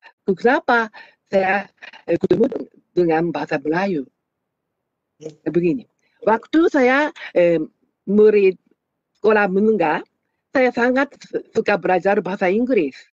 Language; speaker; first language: Indonesian; non-native, fluent; Japanese